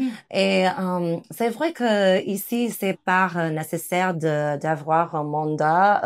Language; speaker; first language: French; non-native, fluent; English